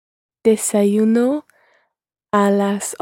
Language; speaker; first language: Spanish; non-native, learner; English